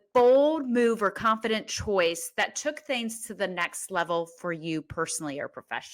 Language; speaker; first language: English; native; English